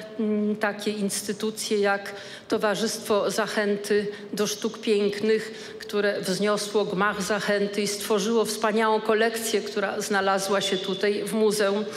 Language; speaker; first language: Polish; native; Polish